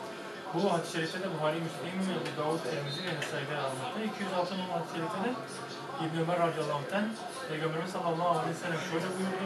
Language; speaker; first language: Turkish; native; Turkish